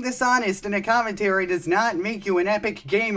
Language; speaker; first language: English; native; English